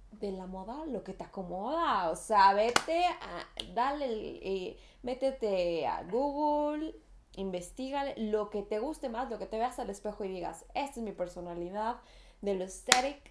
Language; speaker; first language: Spanish; native; Spanish